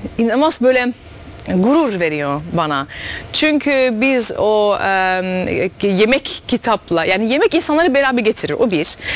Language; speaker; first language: Turkish; early bilingual, heritage; Turkish